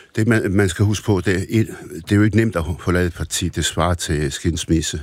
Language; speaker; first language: Danish; early bilingual, other home language; Arabic